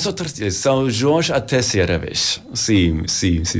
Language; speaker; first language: Portuguese; non-native, learner; German